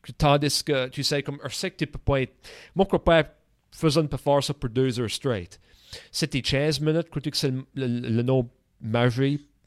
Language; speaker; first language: French; native; French